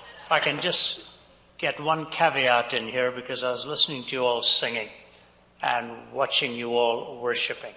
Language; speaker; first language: English; non-native, local second language; Hindi